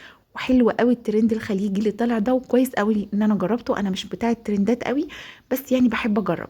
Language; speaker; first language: Arabic; native; Arabic